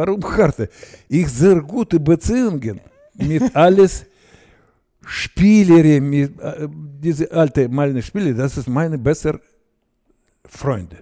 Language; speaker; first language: German; non-native, learner; Russian